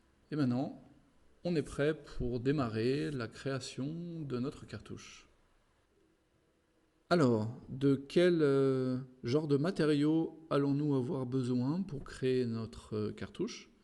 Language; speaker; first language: French; native; French